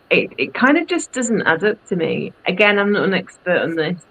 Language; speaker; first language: English; native; English